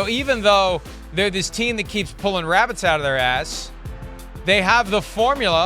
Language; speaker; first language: English; native; English